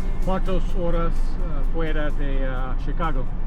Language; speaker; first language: Spanish; non-native, learner; English